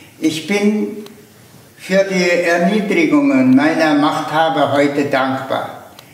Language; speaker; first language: German; non-native, fluent; Tuvinian